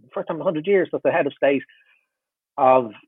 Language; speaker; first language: English; native; English